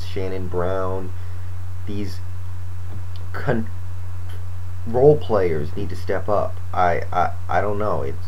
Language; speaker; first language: English; native; English